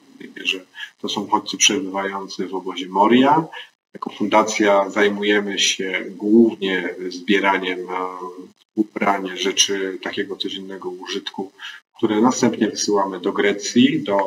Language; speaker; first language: Polish; native; Polish